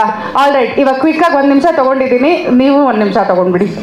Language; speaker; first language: Kannada; native; Kannada